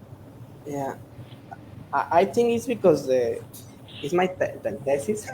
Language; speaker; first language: English; non-native, learner; Spanish